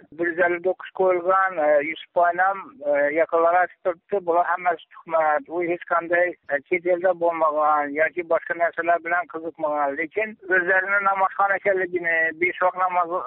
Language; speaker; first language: Uzbek; native; Uzbek